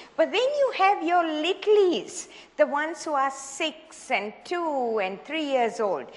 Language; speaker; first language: English; non-native, local second language; Sinhala